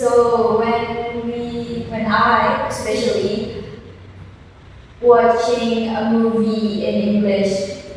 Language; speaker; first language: English; non-native, learner; Indonesian